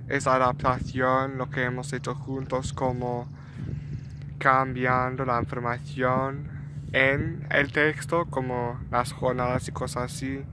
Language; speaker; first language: Spanish; non-native, learner; English